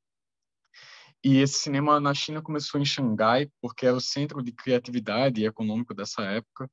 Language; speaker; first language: Portuguese; native; Portuguese